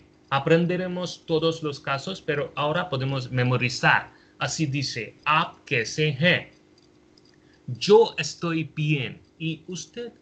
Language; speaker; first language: Spanish; non-native, fluent; Hindi